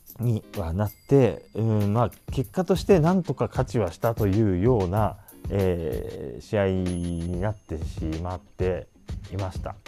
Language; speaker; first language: Japanese; native; Japanese